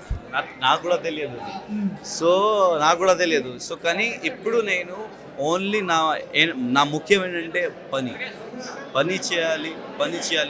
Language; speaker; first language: Telugu; non-native, learner; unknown